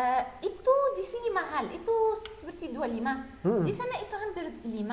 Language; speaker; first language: Indonesian; non-native, learner; Arabic